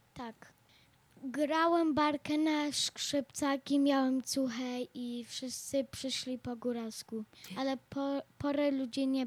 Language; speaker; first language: Polish; early bilingual, heritage; Polish